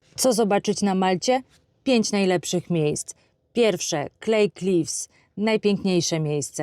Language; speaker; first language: Polish; native; Polish